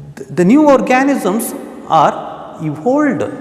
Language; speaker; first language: English; non-native, local second language; Kannada